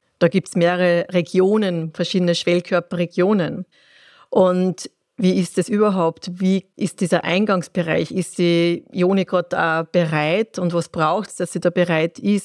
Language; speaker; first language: German; native; German